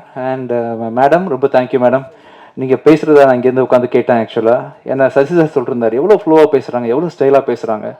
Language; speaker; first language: Tamil; native; Tamil